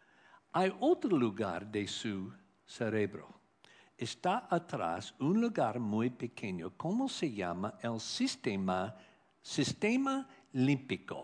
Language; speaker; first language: Spanish; non-native, learner; English